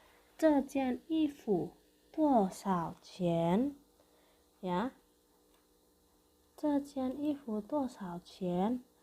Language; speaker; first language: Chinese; non-native, fluent; Indonesian